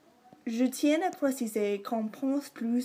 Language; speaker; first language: French; non-native, local second language; English